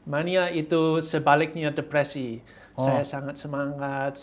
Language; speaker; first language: Indonesian; non-native, fluent; English